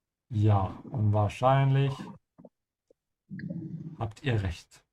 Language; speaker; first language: German; non-native, fluent; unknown